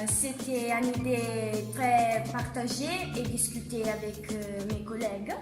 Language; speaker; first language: French; non-native, learner; Italian